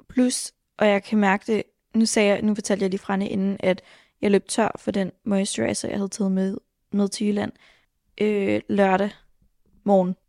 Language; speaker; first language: Danish; native; Danish